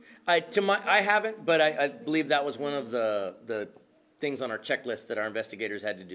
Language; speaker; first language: English; early bilingual, other home language; Spanish